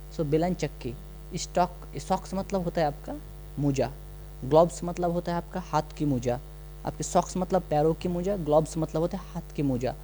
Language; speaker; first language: Hindi; non-native, local second language; Bangla